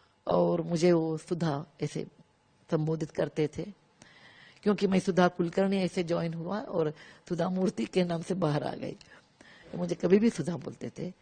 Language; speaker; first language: Hindi; non-native, local second language; Kannada